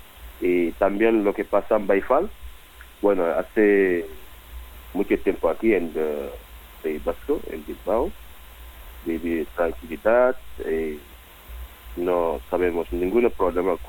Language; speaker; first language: Spanish; non-native, learner; Wolof